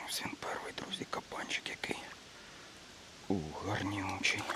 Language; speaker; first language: Ukrainian; native; Ukrainian